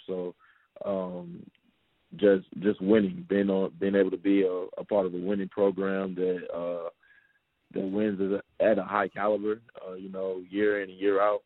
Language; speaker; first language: English; native; English